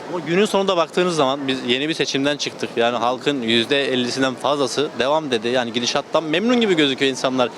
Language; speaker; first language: Turkish; native; Turkish